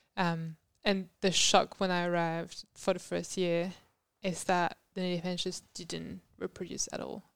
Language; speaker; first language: English; non-native, fluent; French